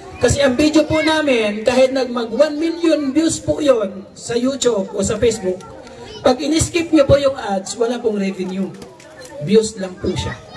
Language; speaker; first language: Filipino; native; Filipino